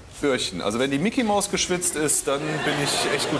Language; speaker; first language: German; native; German